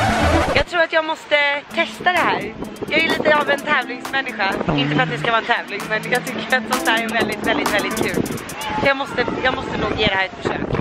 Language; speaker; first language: Swedish; native; Swedish